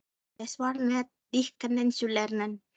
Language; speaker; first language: German; non-native, learner; Indonesian